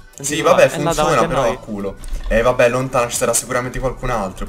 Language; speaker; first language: Italian; native; Italian